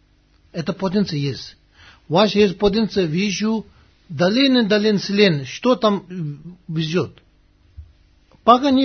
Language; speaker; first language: Russian; non-native, learner; Tibetan